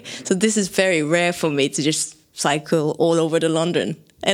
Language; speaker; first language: English; non-native, fluent; Japanese